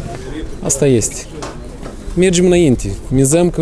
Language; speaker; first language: Romanian; non-native, local second language; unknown